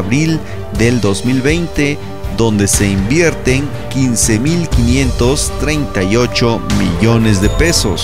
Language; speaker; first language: Spanish; native; Spanish